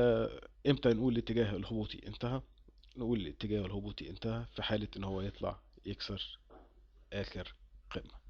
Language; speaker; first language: Arabic; native; Arabic